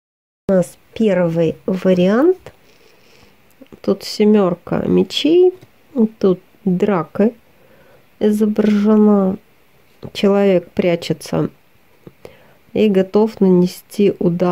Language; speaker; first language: Russian; native; Russian